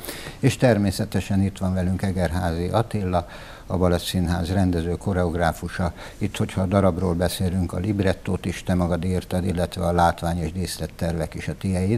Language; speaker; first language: Hungarian; native; Hungarian